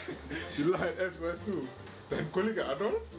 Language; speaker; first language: German; non-native, learner; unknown